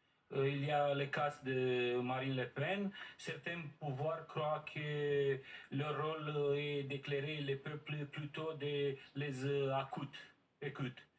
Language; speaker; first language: French; non-native, learner; Romanian